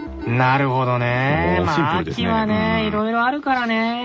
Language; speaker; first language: Japanese; native; Japanese